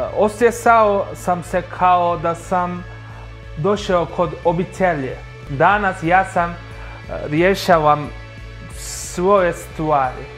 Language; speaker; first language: Croatian; non-native, learner; Turkish